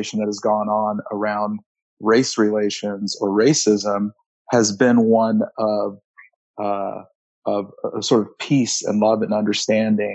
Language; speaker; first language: English; native; English